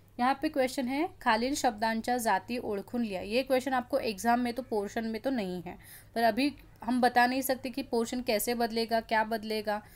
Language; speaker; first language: Hindi; non-native, local second language; Marathi